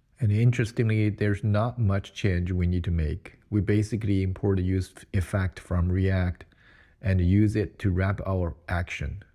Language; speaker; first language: English; non-native, fluent; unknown